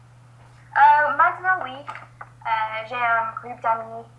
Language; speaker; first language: French; non-native, learner; English